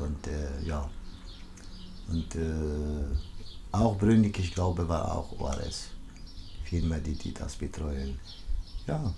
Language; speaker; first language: German; non-native, learner; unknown